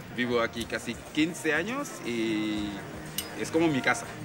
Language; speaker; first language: Spanish; non-native, fluent; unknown